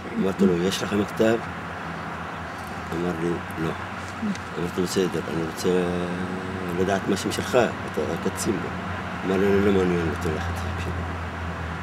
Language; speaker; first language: Hebrew; non-native, local second language; Arabic